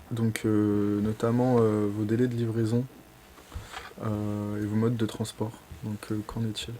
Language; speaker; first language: French; native; French